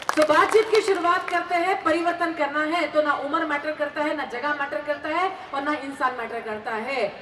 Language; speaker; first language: Hindi; non-native, local second language; Marathi